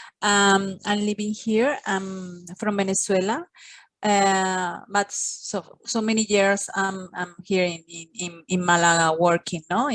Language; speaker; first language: English; non-native, fluent; Spanish